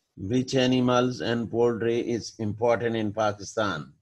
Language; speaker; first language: English; non-native, local second language; Urdu